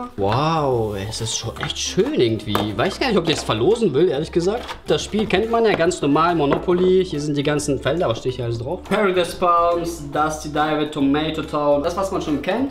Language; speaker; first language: German; early bilingual, other home language; Russian